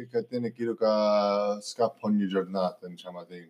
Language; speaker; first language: Italian; early bilingual, heritage; English